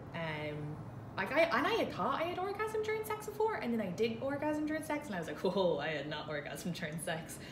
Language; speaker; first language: English; native; English